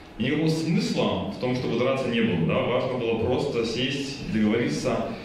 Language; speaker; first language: Russian; native; Russian